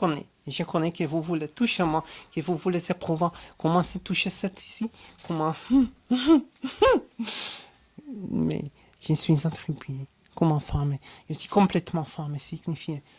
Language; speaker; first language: French; non-native, learner; German